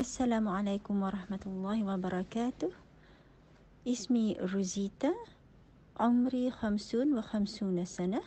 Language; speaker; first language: Arabic; non-native, learner; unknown